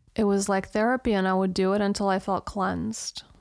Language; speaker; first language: English; early bilingual, other home language; Romanian